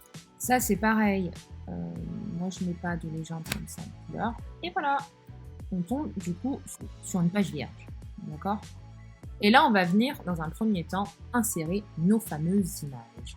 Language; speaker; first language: French; native; French